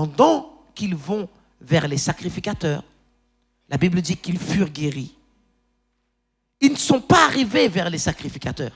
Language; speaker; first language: French; native; French